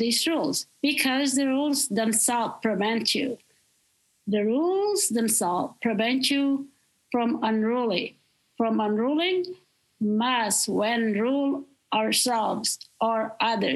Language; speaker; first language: English; non-native, fluent; Spanish